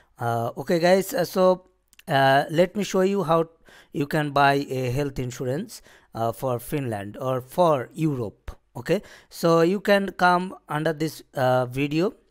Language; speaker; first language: English; non-native, local second language; Bangla